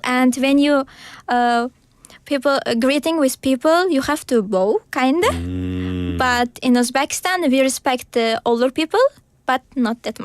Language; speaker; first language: English; non-native, learner; Uzbek